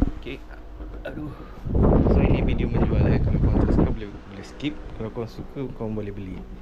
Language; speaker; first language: Malay; native; Malay